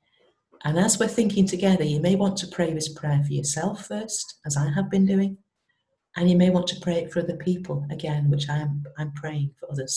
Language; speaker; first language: English; native; English